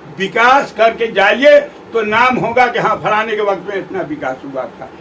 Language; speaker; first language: Hindi; native; Hindi